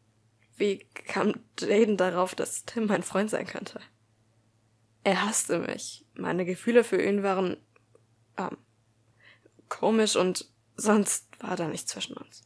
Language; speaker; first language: German; native; German